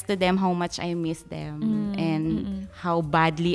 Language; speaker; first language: English; non-native, local second language; Filipino